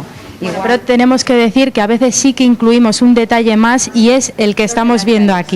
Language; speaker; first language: Spanish; native; Spanish